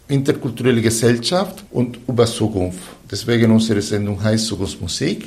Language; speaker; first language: German; non-native, fluent; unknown